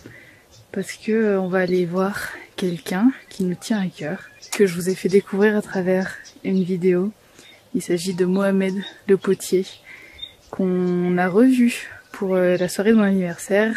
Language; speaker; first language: French; native; French